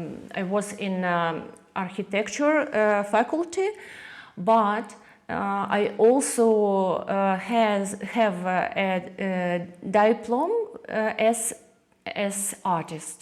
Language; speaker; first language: English; non-native, learner; Russian